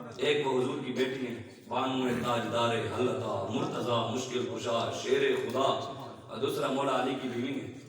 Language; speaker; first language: Urdu; non-native, local second language; Punjabi